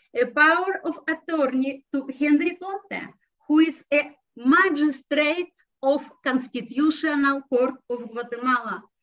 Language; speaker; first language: English; non-native, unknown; Russian